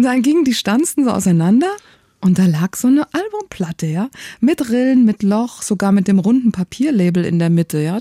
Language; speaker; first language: German; native; German